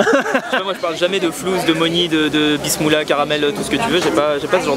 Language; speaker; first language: French; native; French